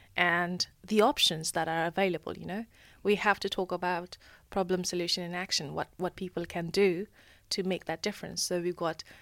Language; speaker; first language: English; non-native, local second language; Nepali